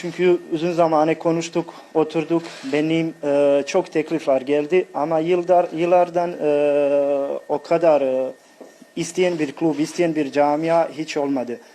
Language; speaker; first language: Turkish; non-native, fluent; Bosnian